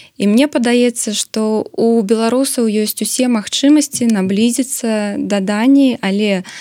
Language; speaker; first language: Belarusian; non-native, local second language; Russian